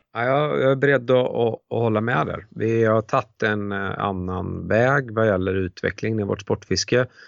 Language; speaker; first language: Swedish; native; Swedish